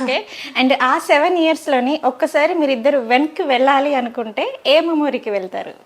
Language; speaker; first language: Telugu; native; Telugu